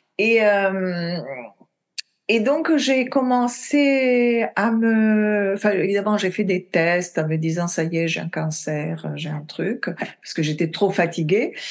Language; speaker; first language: French; non-native, fluent; Italian